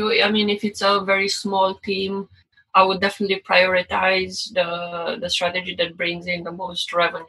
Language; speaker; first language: English; non-native, fluent; Romanian